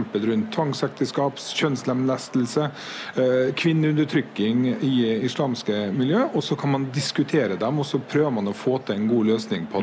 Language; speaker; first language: Norwegian; native; Norwegian